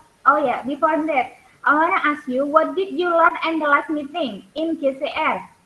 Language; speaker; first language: English; non-native, learner; Indonesian